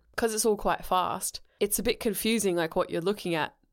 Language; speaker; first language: English; native; English